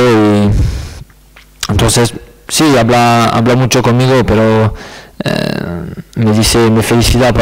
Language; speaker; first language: Spanish; non-native, learner; French